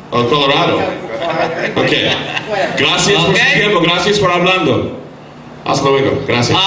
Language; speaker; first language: Spanish; non-native, learner; English